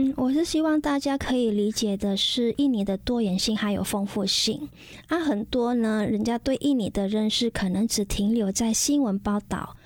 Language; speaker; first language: Chinese; non-native, fluent; Indonesian